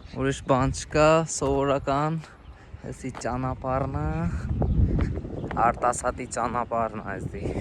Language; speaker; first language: Armenian; non-native, learner; Hindi